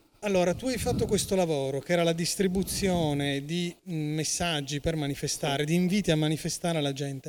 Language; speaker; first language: Italian; native; Italian